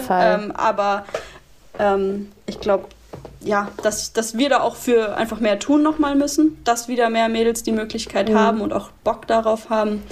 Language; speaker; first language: German; native; German